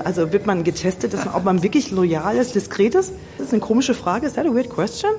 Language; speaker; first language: German; native; German